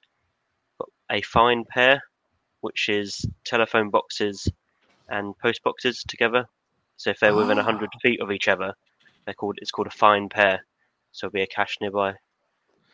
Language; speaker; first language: English; native; English